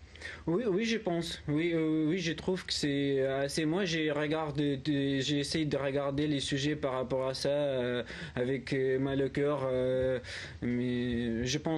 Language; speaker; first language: French; non-native, learner; Ukrainian